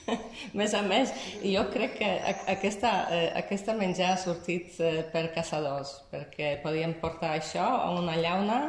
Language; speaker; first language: Catalan; non-native, fluent; Polish